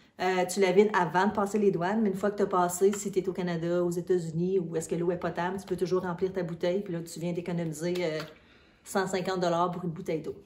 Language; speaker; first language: French; native; French